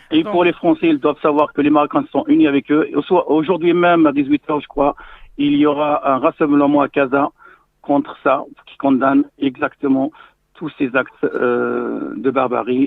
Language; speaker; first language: French; non-native, local second language; Arabic